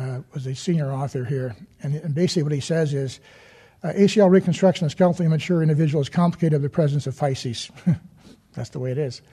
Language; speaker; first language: English; native; English